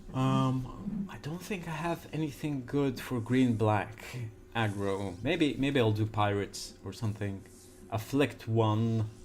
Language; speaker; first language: English; non-native, fluent; Lithuanian